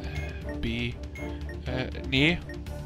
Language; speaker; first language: German; native; German